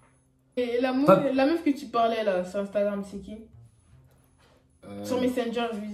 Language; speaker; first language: French; native; French